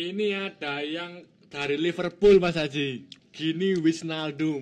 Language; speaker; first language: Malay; non-native, local second language; Javanese